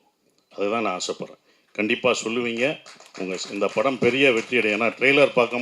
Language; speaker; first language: Tamil; native; Tamil